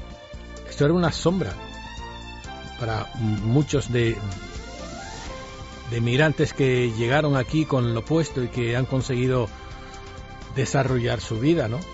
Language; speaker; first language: Spanish; native; Spanish